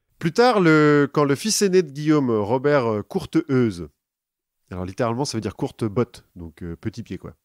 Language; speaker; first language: French; native; French